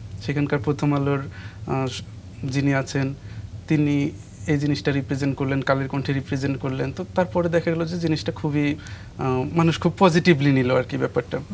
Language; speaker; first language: Bangla; non-native, local second language; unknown